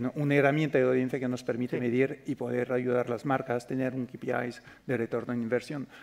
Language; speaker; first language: Spanish; non-native, fluent; French